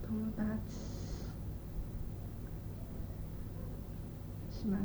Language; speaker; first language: Japanese; non-native, learner; English